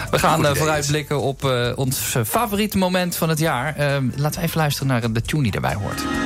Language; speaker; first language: Dutch; native; Dutch